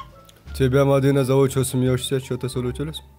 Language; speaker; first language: Russian; non-native, learner; Tajik